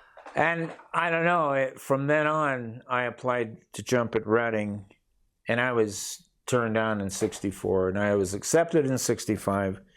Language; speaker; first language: English; native; English